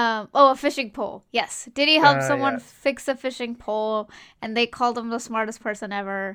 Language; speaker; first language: English; native; English